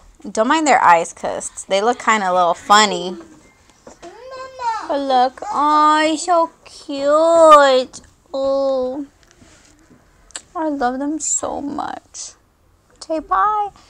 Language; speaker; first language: English; early bilingual, other home language; Spanish